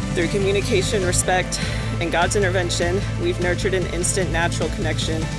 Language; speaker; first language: English; native; English